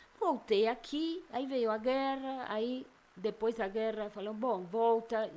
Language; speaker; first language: Portuguese; non-native, fluent; Spanish